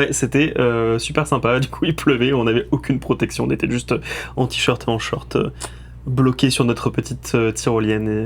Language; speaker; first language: French; native; French